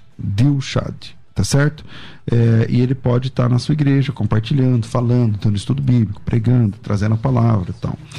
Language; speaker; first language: Portuguese; native; Portuguese